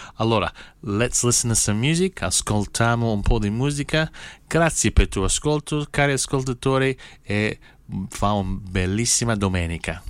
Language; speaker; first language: Italian; non-native, learner; English